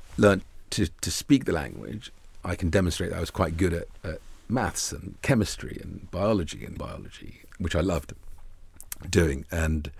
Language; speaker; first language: English; early bilingual, other home language; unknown